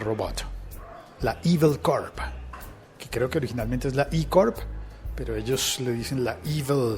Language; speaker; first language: Spanish; native; Spanish